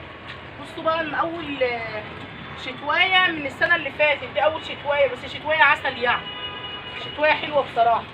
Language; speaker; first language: Arabic; native; Arabic